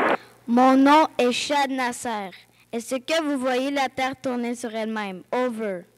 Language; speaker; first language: French; native; French